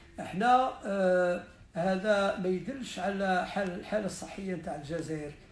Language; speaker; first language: Arabic; native; Arabic